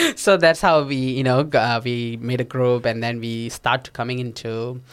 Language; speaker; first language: English; non-native, local second language; Tamil